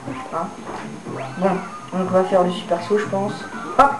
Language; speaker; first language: French; native; French